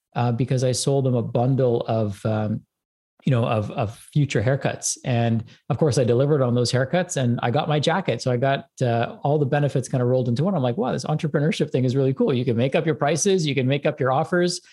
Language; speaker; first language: English; early bilingual, other home language; Hindi